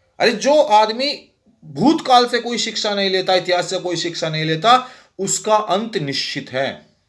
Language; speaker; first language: Hindi; native; Hindi